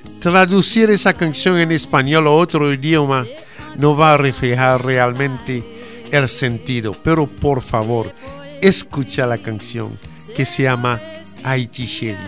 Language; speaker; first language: Spanish; non-native, fluent; Haitian Creole